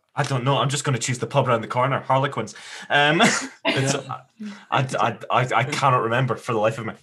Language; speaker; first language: English; native; English